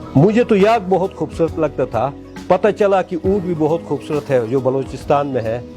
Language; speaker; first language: Urdu; non-native, local second language; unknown